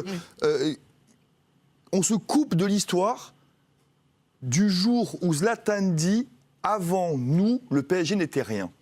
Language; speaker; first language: French; native; French